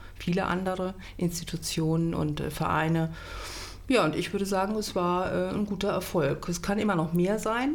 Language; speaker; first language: German; native; German